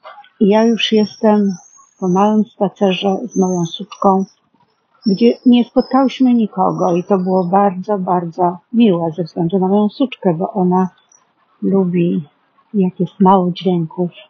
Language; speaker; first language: Polish; native; Polish